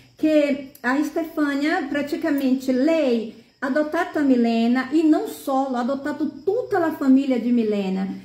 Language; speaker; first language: Italian; non-native, fluent; Portuguese